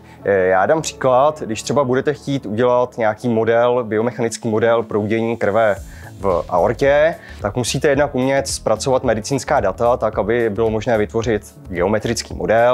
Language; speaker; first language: Czech; native; Czech